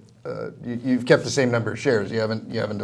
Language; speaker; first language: English; native; English